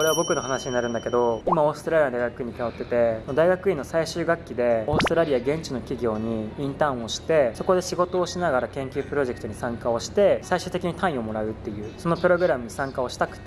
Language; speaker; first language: Japanese; native; Japanese